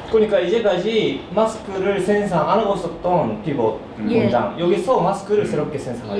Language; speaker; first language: Korean; early bilingual, heritage; Korean